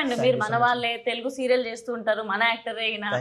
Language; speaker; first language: Telugu; native; Telugu